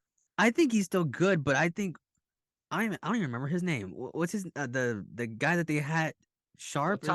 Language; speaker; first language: English; native; English